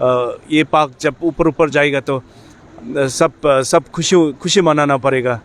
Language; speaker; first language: Hindi; non-native, fluent; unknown